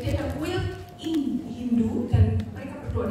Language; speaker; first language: Indonesian; native; Indonesian